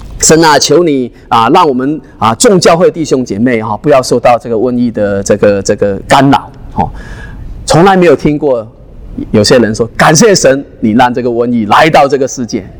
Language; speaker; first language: Chinese; non-native, local second language; Cantonese